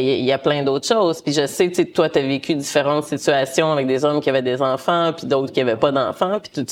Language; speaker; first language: French; native; French